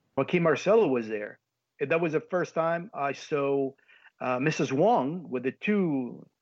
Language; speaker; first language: English; early bilingual, heritage; Spanish